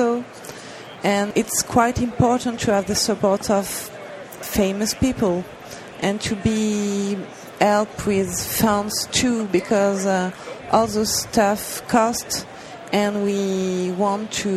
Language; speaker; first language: English; non-native, learner; French